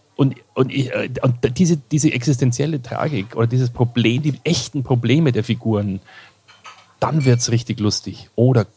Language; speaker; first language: German; native; German